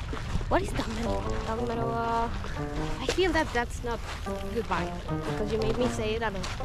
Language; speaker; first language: English; non-native, fluent; Spanish